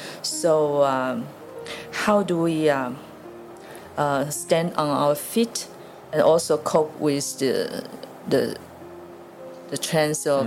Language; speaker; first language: English; non-native, learner; Chinese